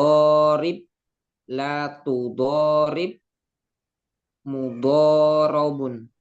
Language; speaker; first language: Arabic; non-native, learner; Indonesian